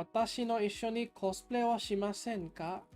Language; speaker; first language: Japanese; non-native, learner; English